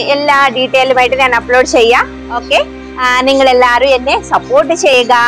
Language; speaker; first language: Malayalam; non-native, local second language; Telugu